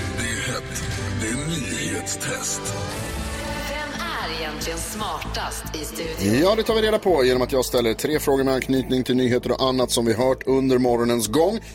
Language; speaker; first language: Swedish; native; Swedish